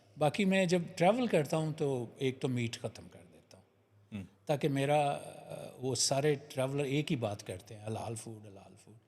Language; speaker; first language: Urdu; non-native, local second language; Punjabi